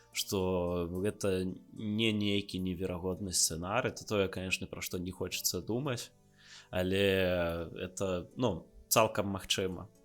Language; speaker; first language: Belarusian; non-native, local second language; Russian